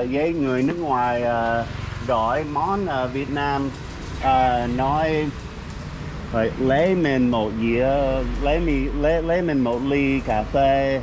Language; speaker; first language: Vietnamese; non-native, learner; English